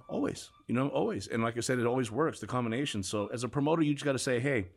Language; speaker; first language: English; native; English